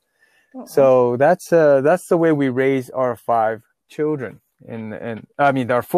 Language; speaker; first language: English; non-native, fluent; Chinese